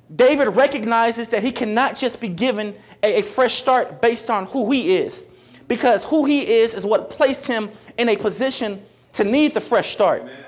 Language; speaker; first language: English; native; English